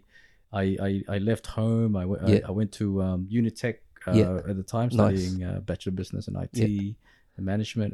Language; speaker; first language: English; early bilingual, other home language; Pampanga